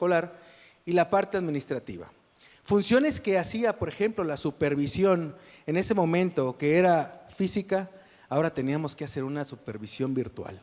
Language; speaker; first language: Spanish; native; Spanish